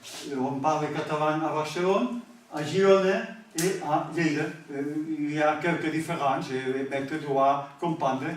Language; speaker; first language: French; non-native, learner; Catalan